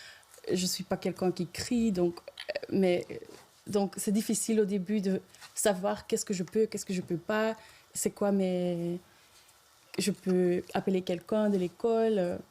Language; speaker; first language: French; non-native, local second language; Dutch